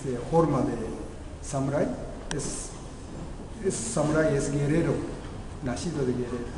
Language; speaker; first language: Spanish; non-native, learner; Japanese